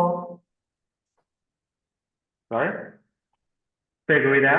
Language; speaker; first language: English; non-native, fluent; Vietnamese